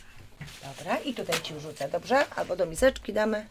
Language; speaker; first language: Polish; native; Polish